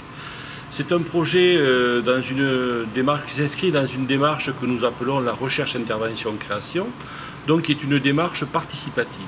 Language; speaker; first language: French; native; French